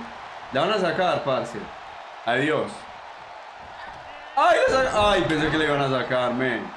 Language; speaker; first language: Spanish; native; Spanish